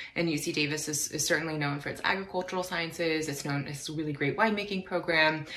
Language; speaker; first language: English; native; English